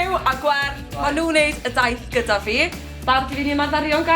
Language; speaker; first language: Welsh; native; Welsh